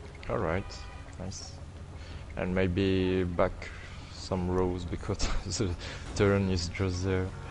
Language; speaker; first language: English; non-native, fluent; French